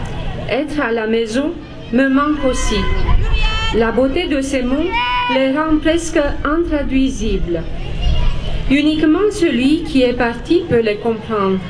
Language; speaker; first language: French; non-native, fluent; Romanian